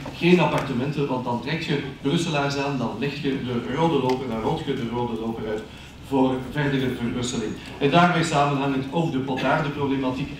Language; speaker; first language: Dutch; native; Dutch